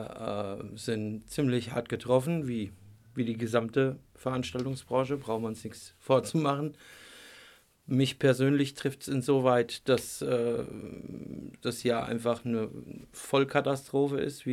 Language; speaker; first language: German; native; German